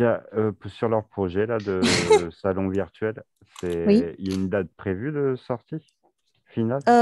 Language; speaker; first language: French; native; French